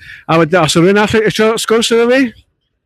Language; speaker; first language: Welsh; native; Welsh